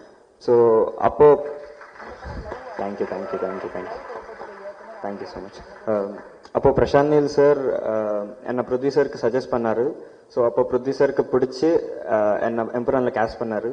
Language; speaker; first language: Tamil; non-native, learner; Malayalam